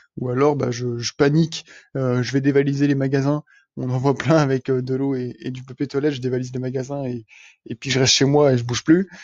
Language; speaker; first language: French; native; French